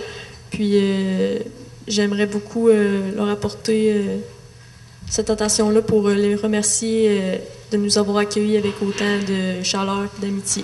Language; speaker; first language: French; native; French